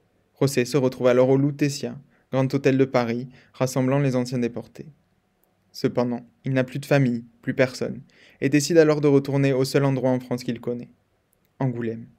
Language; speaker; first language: French; native; French